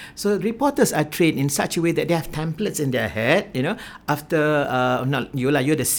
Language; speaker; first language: English; non-native, local second language; Malay